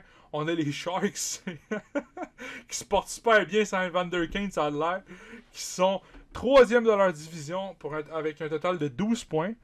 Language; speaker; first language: French; native; French